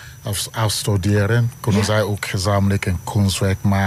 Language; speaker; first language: Dutch; non-native, learner; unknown